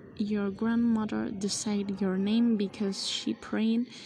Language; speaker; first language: English; non-native, fluent; Spanish